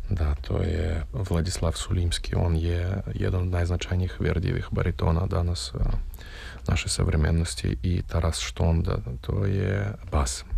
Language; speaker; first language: Serbian; non-native, fluent; Russian